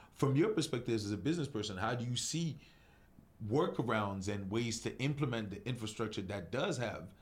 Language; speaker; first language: English; non-native, local second language; French